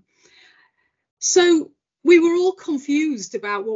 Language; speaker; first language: English; native; English